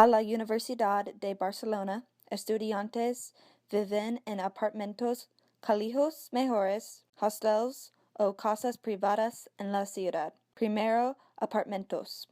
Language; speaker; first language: Spanish; non-native, learner; English